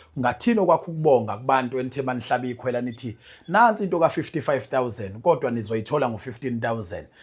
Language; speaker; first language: Zulu; native; Zulu